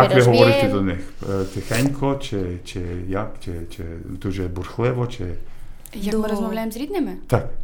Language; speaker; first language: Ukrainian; early bilingual, heritage; Ukrainian